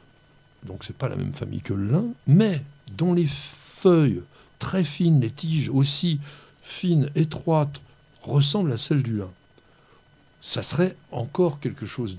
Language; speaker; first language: French; native; French